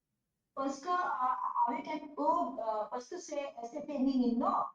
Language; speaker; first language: French; non-native, learner; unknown